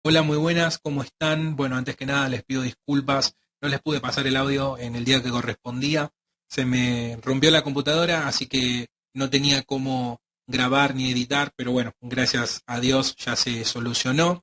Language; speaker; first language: Spanish; native; Spanish